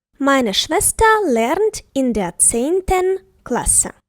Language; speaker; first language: German; non-native, fluent; Ukrainian